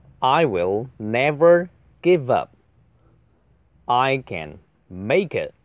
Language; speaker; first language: English; non-native, fluent; Chinese